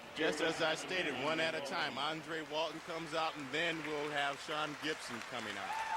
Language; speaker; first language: English; native; English